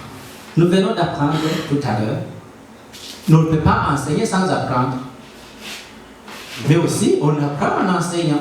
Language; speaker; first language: French; non-native, local second language; Rundi